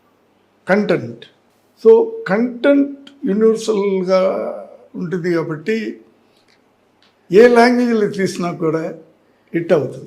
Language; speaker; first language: Telugu; non-native, learner; Tamil